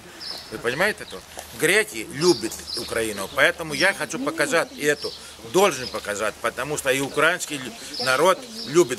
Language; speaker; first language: Russian; non-native, learner; Greek